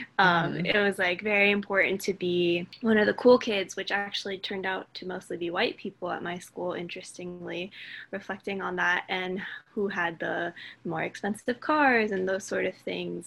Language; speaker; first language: English; native; English